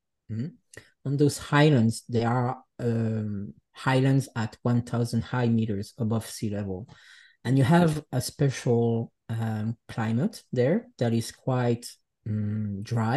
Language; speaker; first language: English; non-native, fluent; French